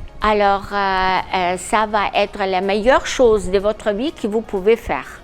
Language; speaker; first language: French; non-native, learner; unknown